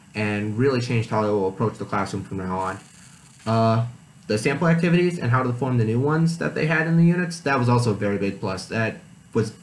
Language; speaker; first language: English; native; English